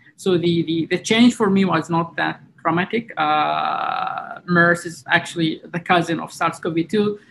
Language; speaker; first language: English; non-native, fluent; Arabic